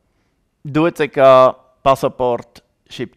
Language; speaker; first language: Albanian; non-native, learner; German